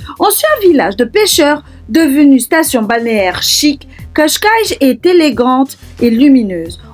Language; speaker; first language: French; early bilingual, other home language; Portuguese